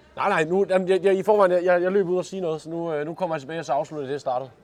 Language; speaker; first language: Danish; native; Danish